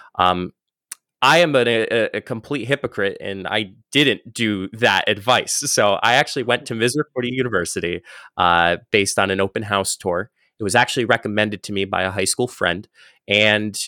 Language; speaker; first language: English; native; English